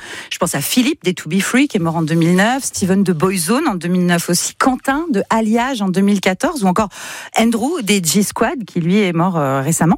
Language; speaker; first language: French; native; French